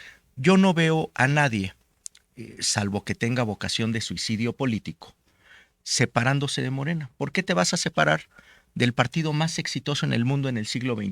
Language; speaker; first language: Spanish; native; Spanish